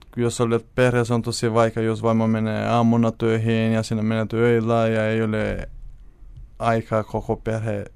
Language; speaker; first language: Finnish; non-native, learner; Albanian